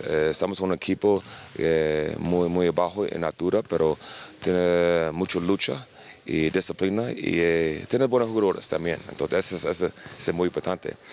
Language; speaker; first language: Spanish; non-native, learner; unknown